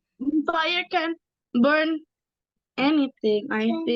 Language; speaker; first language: English; non-native, learner; Indonesian